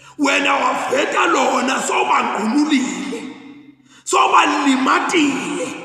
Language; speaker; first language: Zulu; non-native, local second language; Swati